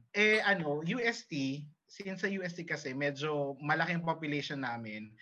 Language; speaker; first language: Filipino; early bilingual, heritage; Filipino